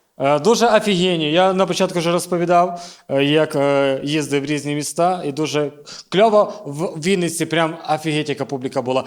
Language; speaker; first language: Ukrainian; native; Ukrainian